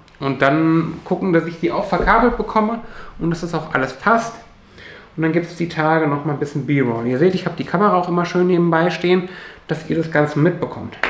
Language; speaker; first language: German; native; German